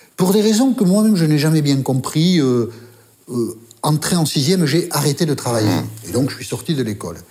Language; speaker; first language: French; native; French